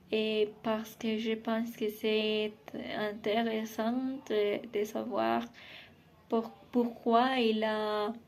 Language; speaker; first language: French; non-native, learner; Spanish